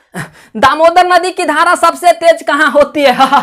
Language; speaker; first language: Hindi; native; Hindi